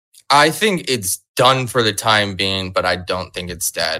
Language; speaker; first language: English; native; English